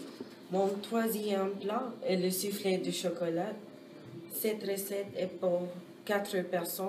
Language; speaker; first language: French; non-native, learner; English